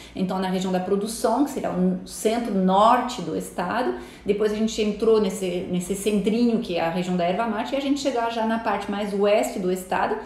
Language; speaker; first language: Portuguese; non-native, fluent; French